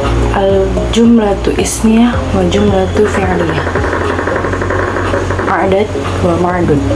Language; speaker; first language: Arabic; non-native, learner; Indonesian